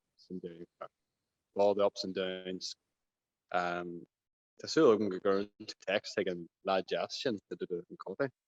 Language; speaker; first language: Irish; native; Irish